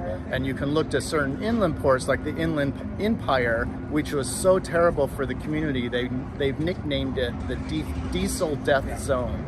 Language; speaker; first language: English; native; English